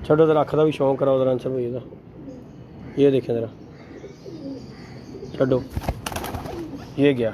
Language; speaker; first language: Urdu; non-native, local second language; Punjabi